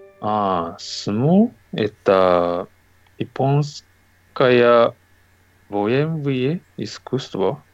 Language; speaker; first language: Russian; non-native, learner; Japanese